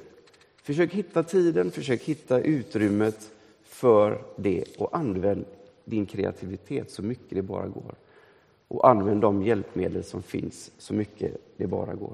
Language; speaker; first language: Swedish; native; Swedish